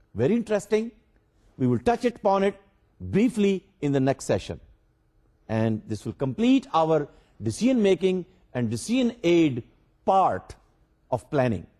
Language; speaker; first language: English; non-native, local second language; Urdu